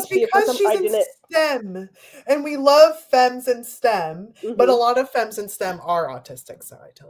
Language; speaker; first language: English; native; English